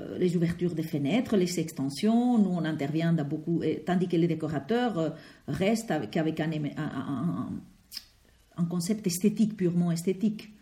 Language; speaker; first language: French; non-native, fluent; Spanish